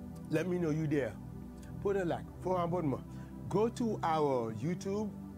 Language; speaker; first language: English; non-native, fluent; Haitian Creole